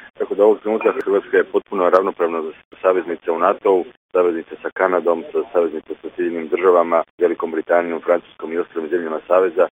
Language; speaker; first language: Croatian; native; Croatian